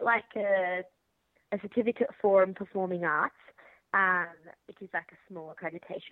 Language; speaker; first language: English; native; English